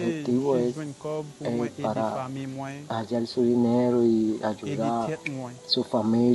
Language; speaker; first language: Spanish; non-native, learner; Haitian Creole